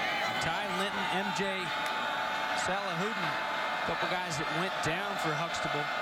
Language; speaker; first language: English; native; English